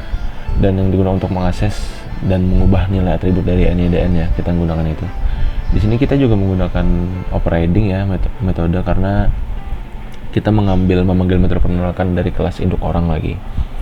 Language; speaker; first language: Indonesian; native; Indonesian